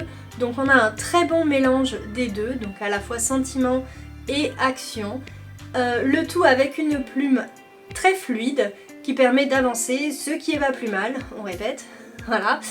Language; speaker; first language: French; native; French